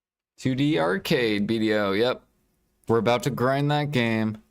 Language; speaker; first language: English; native; English